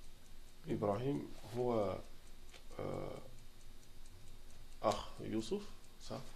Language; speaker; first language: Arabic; non-native, learner; French